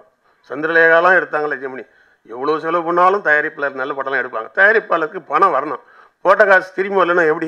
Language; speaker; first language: Tamil; native; Tamil